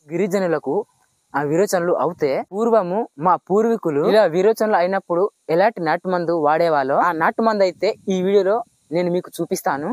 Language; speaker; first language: Telugu; non-native, local second language; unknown